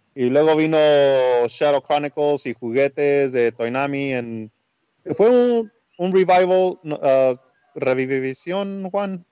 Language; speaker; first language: Spanish; early bilingual, heritage; Spanish